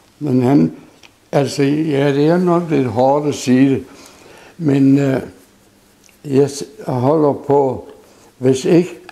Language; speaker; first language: Danish; native; Danish